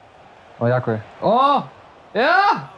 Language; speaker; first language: Macedonian; early bilingual, heritage; German